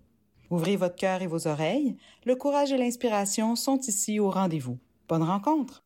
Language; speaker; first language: French; native; French